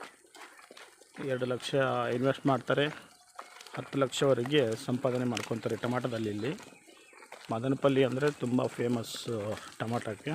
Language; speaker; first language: Kannada; non-native, local second language; Urdu